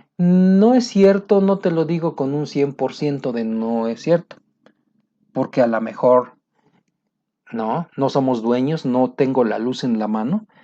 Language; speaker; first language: Spanish; native; Spanish